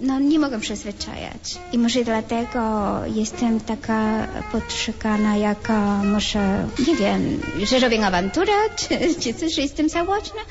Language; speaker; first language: Polish; non-native, fluent; Spanish